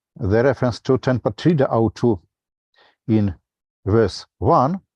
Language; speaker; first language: English; non-native, fluent; Russian